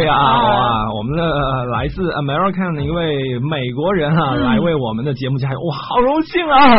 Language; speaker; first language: Chinese; native; Chinese